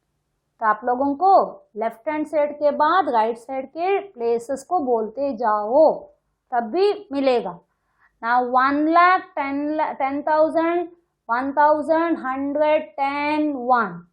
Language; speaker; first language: Hindi; non-native, local second language; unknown